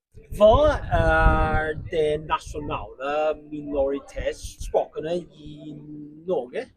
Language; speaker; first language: Norwegian; non-native, learner; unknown